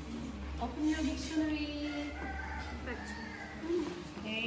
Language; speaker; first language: English; non-native, local second language; Indonesian